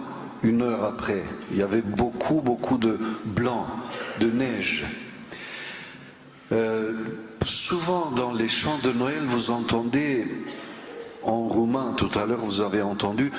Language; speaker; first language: French; non-native, fluent; Romanian